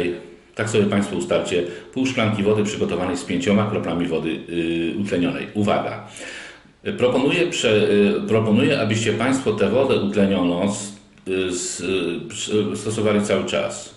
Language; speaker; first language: Polish; native; Polish